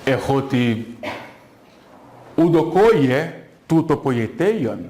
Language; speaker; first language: Greek; non-native, fluent; Portuguese